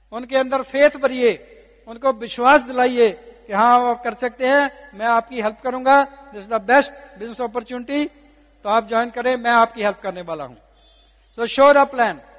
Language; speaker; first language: Hindi; non-native, local second language; Punjabi